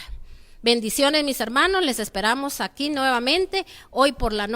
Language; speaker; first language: Spanish; native; Spanish